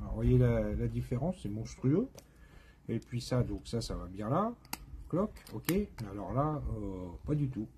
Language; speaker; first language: French; native; French